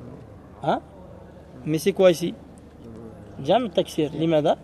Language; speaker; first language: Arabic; non-native, fluent; French